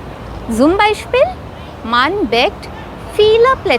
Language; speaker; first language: German; non-native, fluent; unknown